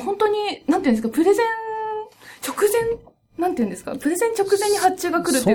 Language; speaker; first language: Japanese; native; Japanese